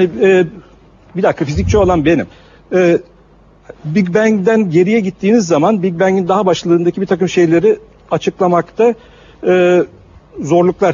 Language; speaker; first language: Turkish; native; Turkish